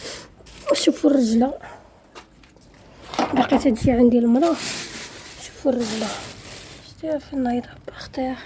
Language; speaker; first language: Arabic; native; Arabic